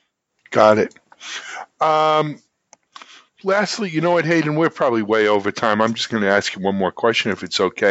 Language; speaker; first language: English; native; English